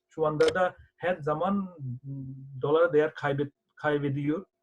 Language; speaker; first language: Turkish; non-native, fluent; Bangla